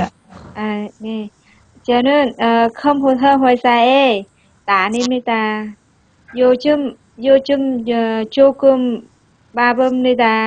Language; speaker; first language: Korean; non-native, learner; Vietnamese